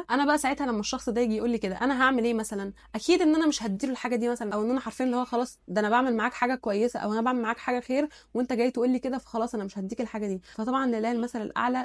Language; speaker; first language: Arabic; native; Arabic